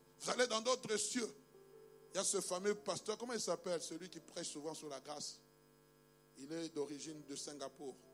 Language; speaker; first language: French; non-native, local second language; Luba-Lulua